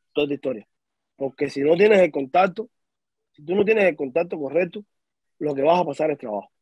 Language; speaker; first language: Spanish; native; Spanish